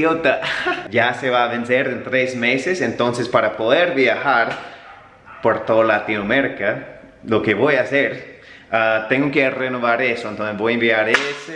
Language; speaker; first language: Spanish; native; Spanish